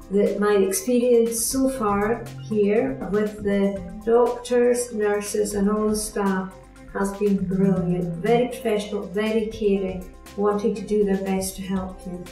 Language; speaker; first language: English; native; English